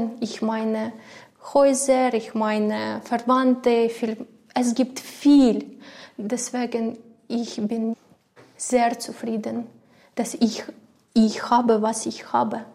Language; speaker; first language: German; non-native, learner; Ukrainian